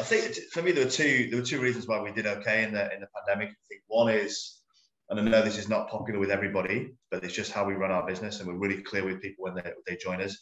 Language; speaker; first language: English; native; English